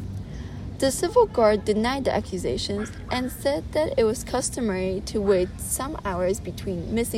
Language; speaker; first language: English; non-native, fluent; Polish